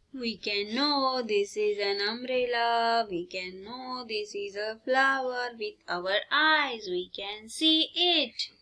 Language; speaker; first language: English; non-native, local second language; Marathi